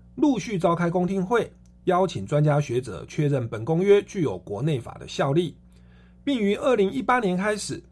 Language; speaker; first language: Chinese; non-native, local second language; Min Nan Chinese